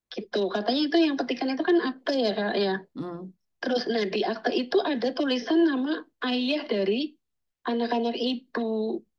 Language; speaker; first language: Indonesian; native; Indonesian